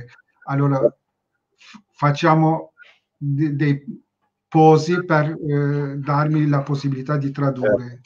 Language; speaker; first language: Italian; non-native, learner; Turkish